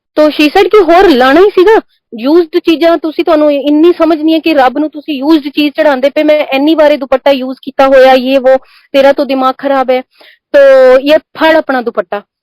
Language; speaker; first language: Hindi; non-native, local second language; Punjabi